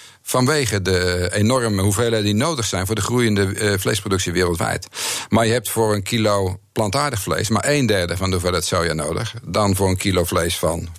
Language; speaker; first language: Dutch; native; Dutch